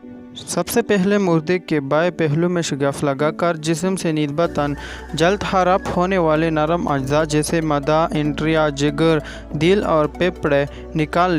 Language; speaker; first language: Urdu; native; Urdu